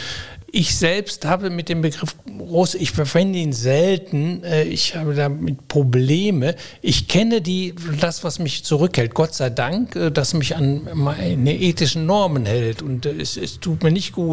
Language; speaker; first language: German; native; German